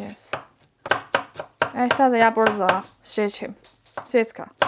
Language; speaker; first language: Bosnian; non-native, learner; Chinese